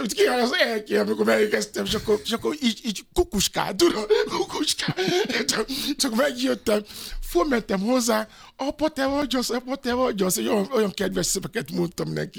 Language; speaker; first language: Hungarian; non-native, learner; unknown